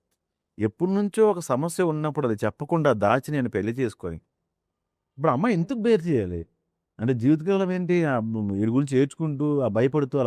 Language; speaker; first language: Telugu; native; Telugu